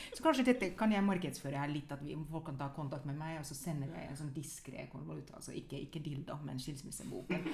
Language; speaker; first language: Norwegian; non-native, fluent; Finnish